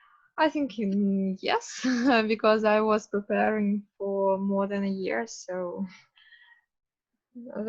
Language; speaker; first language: English; non-native, fluent; Russian